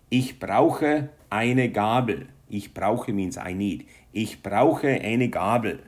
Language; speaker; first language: German; non-native, fluent; English